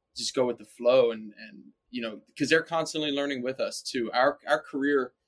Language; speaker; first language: English; native; English